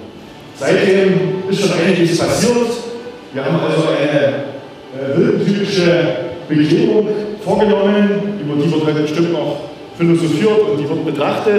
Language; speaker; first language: German; native; German